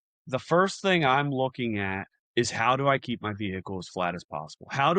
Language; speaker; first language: English; native; English